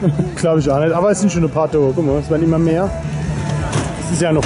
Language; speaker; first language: German; native; German